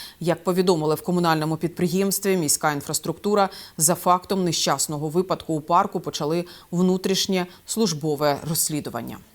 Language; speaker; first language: Ukrainian; native; Ukrainian